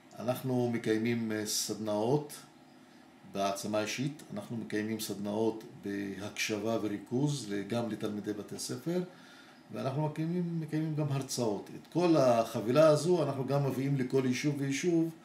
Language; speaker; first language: Hebrew; non-native, local second language; Arabic